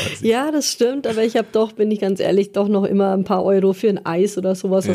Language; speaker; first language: German; native; German